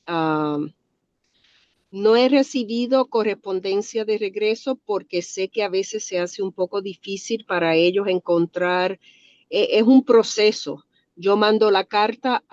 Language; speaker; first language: Spanish; early bilingual, other home language; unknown